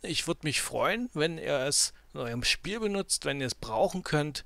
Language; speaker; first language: German; native; German